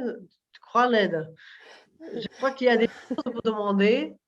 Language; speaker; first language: French; non-native, fluent; Portuguese